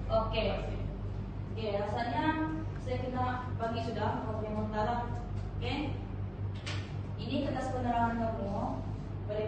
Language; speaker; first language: Malay; native; Malay